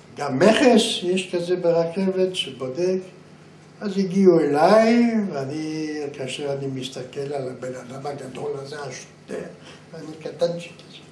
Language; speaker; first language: Hebrew; non-native, fluent; German